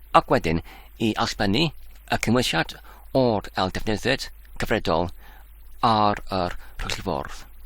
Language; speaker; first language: Welsh; non-native, learner; Dutch